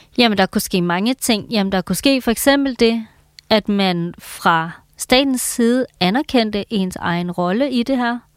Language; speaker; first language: Danish; native; Danish